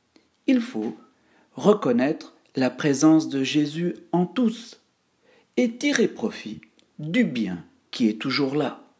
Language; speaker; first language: French; native; French